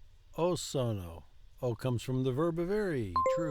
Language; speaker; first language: Italian; non-native, learner; English